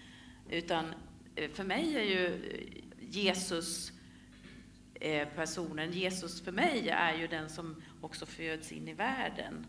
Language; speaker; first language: Swedish; native; Swedish